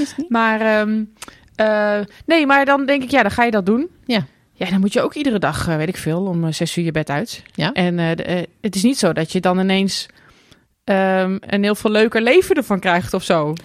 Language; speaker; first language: Dutch; native; Dutch